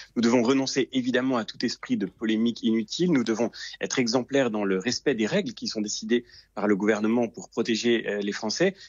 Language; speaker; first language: French; native; French